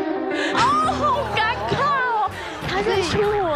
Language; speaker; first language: Chinese; native; Chinese